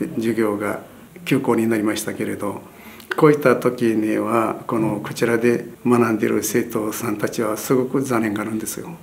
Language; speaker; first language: Japanese; native; Japanese